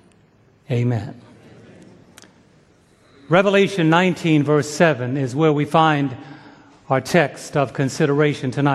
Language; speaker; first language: English; native; English